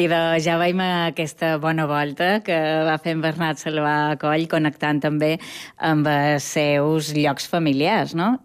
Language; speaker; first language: Catalan; native; Catalan